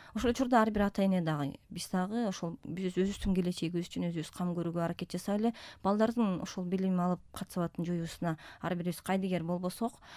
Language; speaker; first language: Kyrgyz; native; Kyrgyz